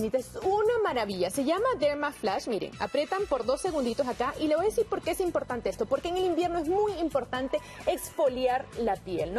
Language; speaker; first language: Spanish; native; Spanish